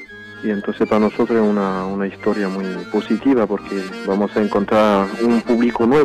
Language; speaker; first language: Spanish; early bilingual, heritage; French